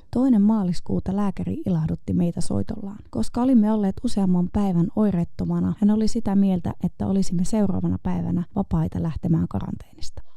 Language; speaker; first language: Finnish; native; Finnish